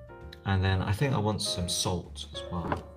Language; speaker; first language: English; native; English